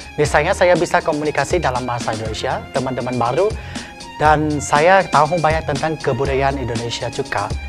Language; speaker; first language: Indonesian; non-native, fluent; Lao